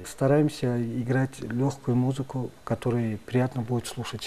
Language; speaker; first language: Russian; non-native, local second language; Tajik